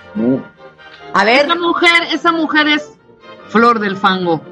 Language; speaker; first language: Spanish; native; Spanish